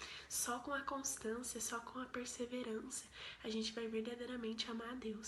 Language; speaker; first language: Portuguese; native; Portuguese